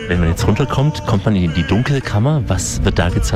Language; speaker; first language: German; native; German